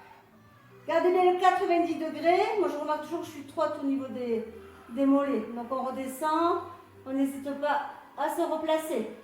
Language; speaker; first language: French; native; French